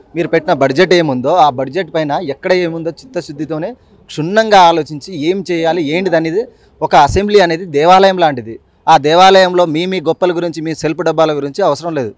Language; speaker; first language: Telugu; non-native, local second language; Lambadi